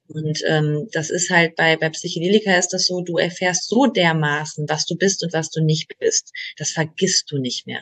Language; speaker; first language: German; native; German